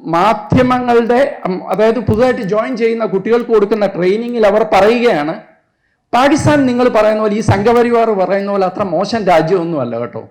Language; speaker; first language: Malayalam; native; Malayalam